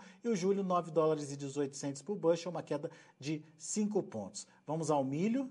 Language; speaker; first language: Portuguese; native; Portuguese